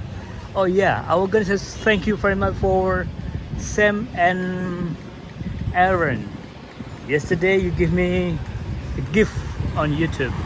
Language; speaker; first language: English; non-native, fluent; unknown